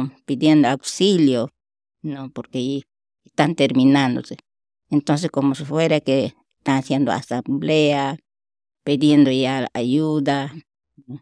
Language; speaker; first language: Spanish; non-native, local second language; Shipibo-Conibo